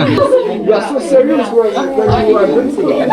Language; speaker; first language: English; non-native, learner; French